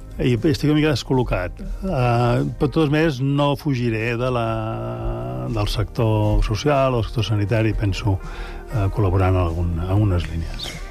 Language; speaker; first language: Catalan; native; Catalan